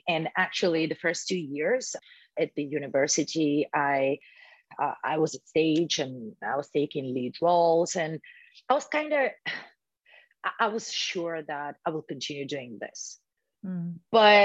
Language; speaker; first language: English; non-native, fluent; Bulgarian